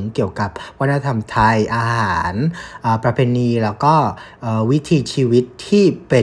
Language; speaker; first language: Thai; non-native, fluent; Vietnamese